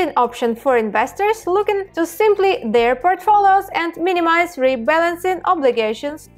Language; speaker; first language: English; non-native, fluent; Russian